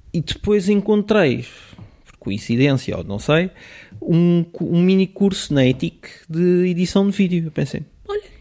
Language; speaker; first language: Portuguese; early bilingual, other home language; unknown